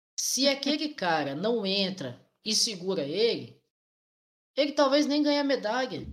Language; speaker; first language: Portuguese; native; Portuguese